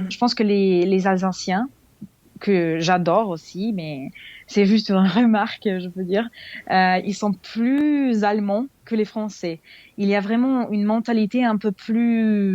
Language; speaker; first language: French; non-native, fluent; Serbian